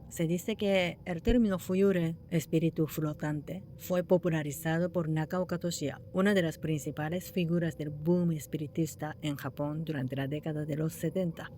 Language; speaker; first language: Spanish; non-native, fluent; Japanese